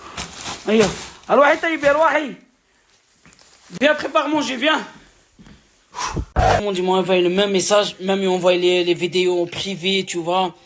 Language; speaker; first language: French; non-native, learner; Arabic